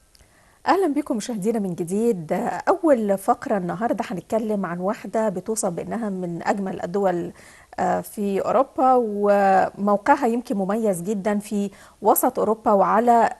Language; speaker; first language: Arabic; native; Arabic